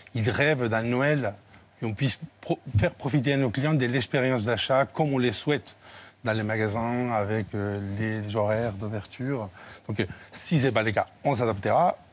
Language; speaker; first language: French; non-native, fluent; Spanish